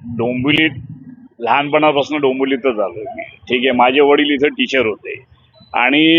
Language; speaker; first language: Marathi; non-native, local second language; Hindi